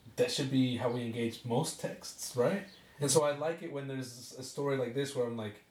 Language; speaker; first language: English; native; English